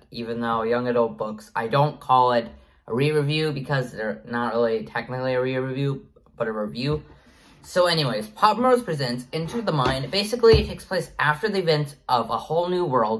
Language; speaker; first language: English; native; English